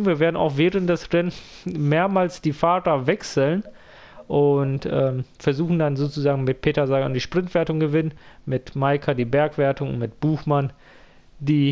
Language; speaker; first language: German; native; German